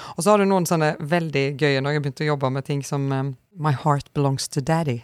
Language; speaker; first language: Norwegian; native; Norwegian